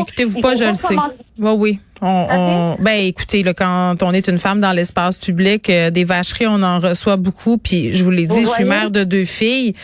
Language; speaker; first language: French; native; French